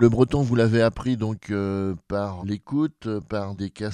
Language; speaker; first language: French; native; French